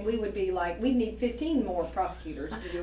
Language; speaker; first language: English; native; English